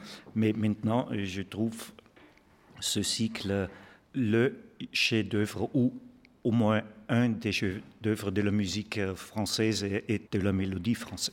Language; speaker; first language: French; non-native, fluent; German